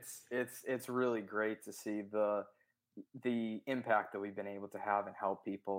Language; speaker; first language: English; native; English